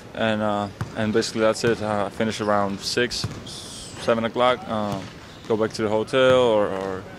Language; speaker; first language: English; non-native, fluent; Latvian